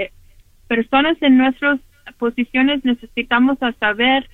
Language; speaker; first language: Spanish; early bilingual, heritage; Spanish